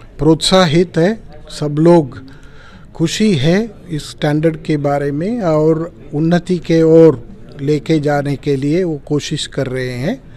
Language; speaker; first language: Hindi; native; Hindi